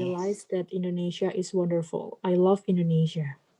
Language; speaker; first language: English; non-native, learner; Indonesian